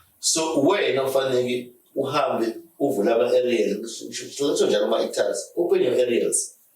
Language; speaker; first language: Zulu; native; Zulu